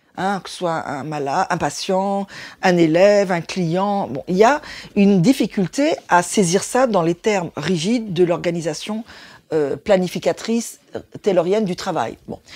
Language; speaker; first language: French; native; French